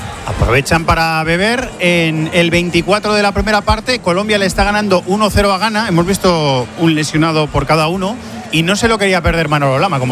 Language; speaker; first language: Spanish; native; Spanish